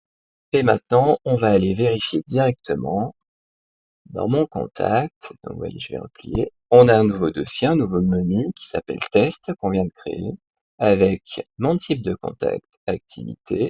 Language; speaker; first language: French; native; French